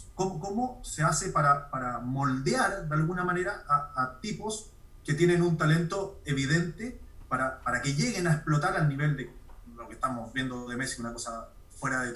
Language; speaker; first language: Spanish; native; Spanish